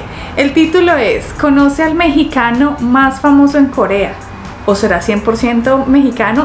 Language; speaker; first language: Spanish; native; Spanish